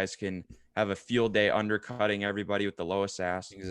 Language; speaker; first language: English; native; English